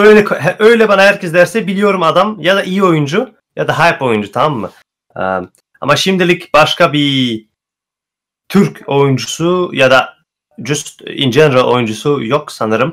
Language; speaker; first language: Turkish; early bilingual, heritage; Turkish